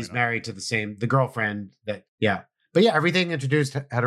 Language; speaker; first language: English; native; English